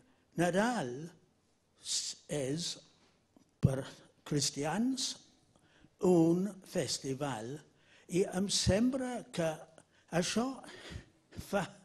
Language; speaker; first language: Catalan; non-native, fluent; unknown